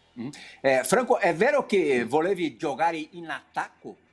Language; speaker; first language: Italian; non-native, learner; Portuguese